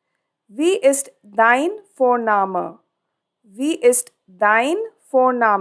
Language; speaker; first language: German; non-native, fluent; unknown